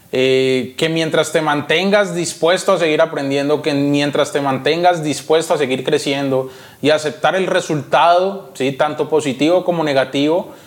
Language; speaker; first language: Spanish; native; Spanish